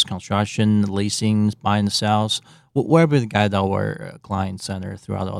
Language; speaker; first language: English; non-native, fluent; Chinese